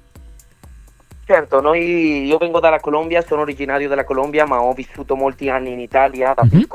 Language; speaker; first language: Italian; early bilingual, other home language; Spanish